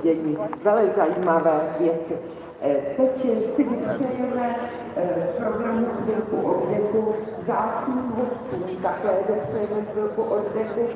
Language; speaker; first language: Czech; native; Czech